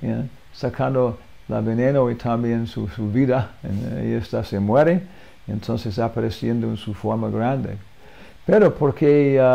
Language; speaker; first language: Spanish; non-native, learner; English